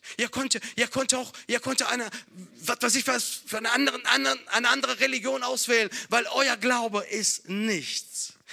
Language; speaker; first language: German; non-native, fluent; Italian